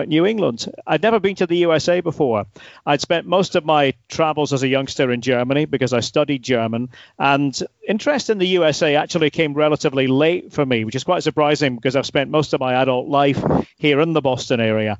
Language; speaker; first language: English; native; English